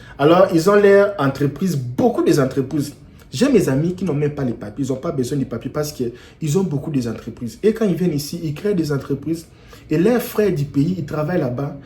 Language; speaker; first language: French; non-native, local second language; Lingala